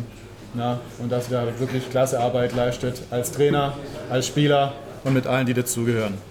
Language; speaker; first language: German; native; German